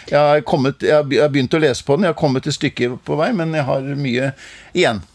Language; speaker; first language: Norwegian; native; Norwegian